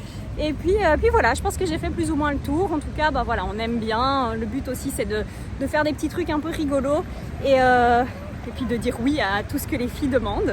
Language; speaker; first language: French; native; French